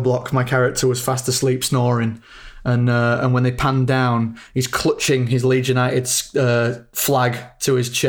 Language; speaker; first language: English; native; English